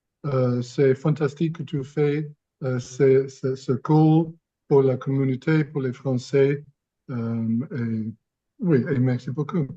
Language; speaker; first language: French; non-native, fluent; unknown